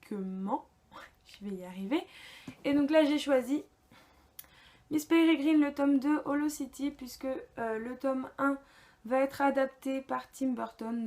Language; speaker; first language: French; native; French